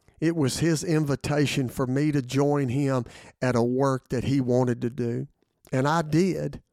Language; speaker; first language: English; native; English